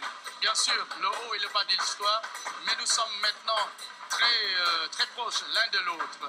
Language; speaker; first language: French; non-native, fluent; Vietnamese